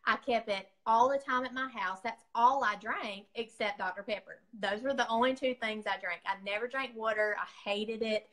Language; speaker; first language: English; native; English